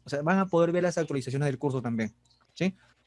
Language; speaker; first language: Spanish; native; Spanish